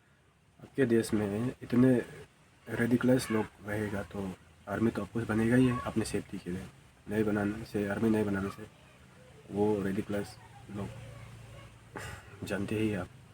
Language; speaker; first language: Hindi; non-native, local second language; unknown